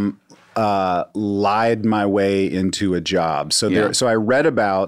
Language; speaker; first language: English; native; English